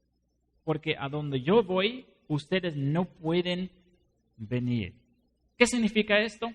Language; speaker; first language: Spanish; non-native, fluent; Dutch